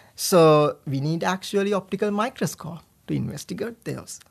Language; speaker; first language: English; non-native, local second language; Sinhala